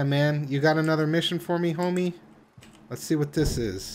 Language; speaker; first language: English; native; English